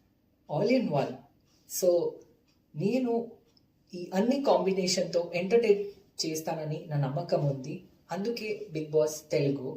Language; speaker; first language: Telugu; non-native, local second language; Kannada